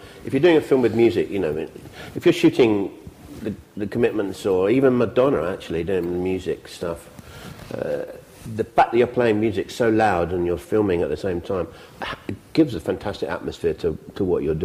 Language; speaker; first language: English; native; English